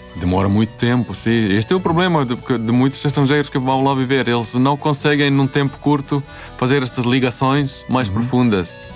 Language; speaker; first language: Portuguese; non-native, fluent; Swedish